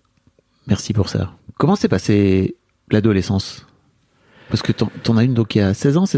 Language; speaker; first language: French; native; French